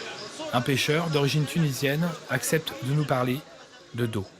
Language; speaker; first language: French; native; French